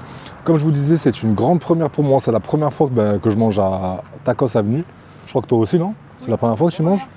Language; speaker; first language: French; native; French